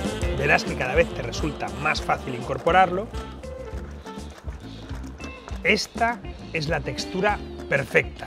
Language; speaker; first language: Spanish; native; Spanish